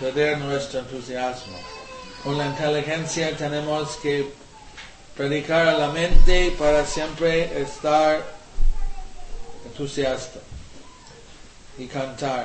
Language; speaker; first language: Spanish; non-native, learner; English